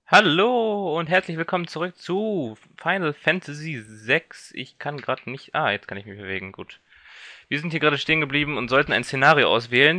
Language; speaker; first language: German; native; German